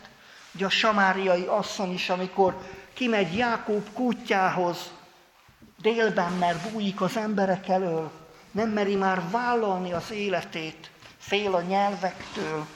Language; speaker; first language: Hungarian; native; Hungarian